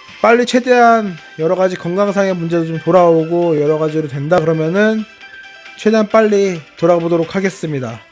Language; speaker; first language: Korean; native; Korean